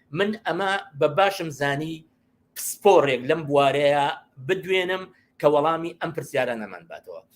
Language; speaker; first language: Central Kurdish; native; Central Kurdish